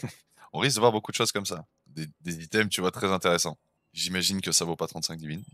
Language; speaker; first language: French; native; French